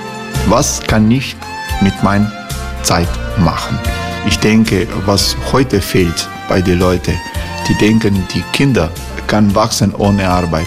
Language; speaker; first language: German; non-native, fluent; Croatian